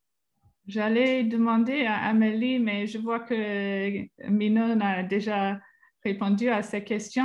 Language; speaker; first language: French; non-native, fluent; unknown